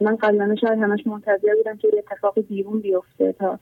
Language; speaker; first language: Persian; native; Persian